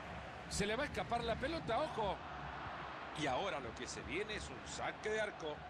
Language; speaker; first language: Spanish; native; Spanish